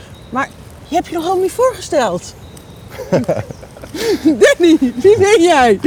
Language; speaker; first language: Dutch; native; Dutch